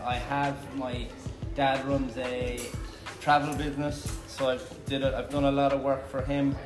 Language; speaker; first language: English; native; English